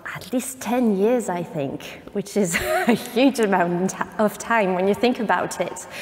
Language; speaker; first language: English; non-native, fluent; French